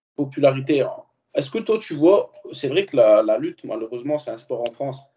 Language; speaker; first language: French; native; French